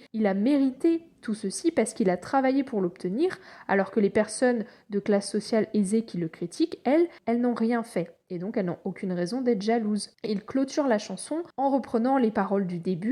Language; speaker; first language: French; native; French